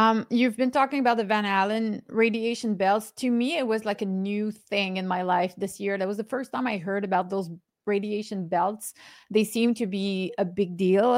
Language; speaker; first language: English; non-native, fluent; French